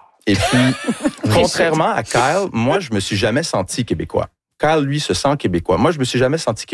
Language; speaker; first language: French; early bilingual, other home language; English